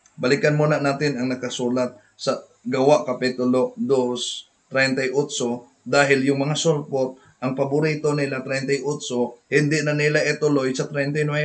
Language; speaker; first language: Filipino; non-native, local second language; Cebuano